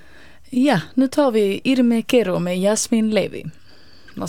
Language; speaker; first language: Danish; non-native, learner; Swedish